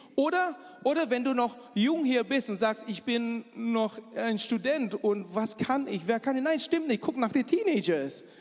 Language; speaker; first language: German; non-native, fluent; Malay